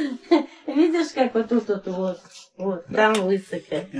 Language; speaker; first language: Russian; native; Russian